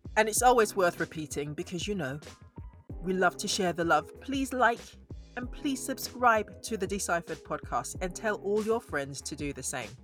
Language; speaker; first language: English; native; English